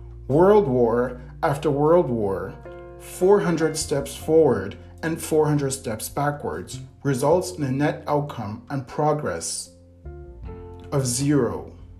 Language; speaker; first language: English; native; English